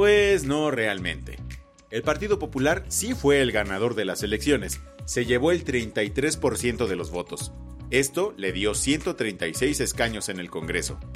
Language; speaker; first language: Spanish; native; Spanish